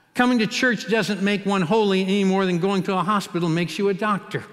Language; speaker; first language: English; native; English